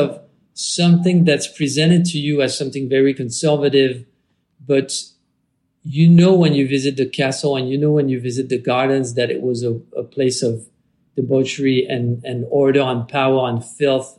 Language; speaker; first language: English; non-native, fluent; French